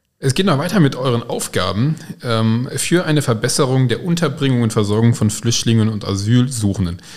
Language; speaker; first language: German; native; German